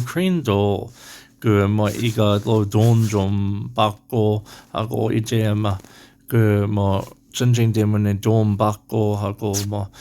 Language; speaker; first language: Korean; non-native, learner; English